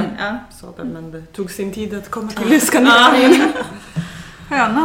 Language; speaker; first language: Swedish; non-native, fluent; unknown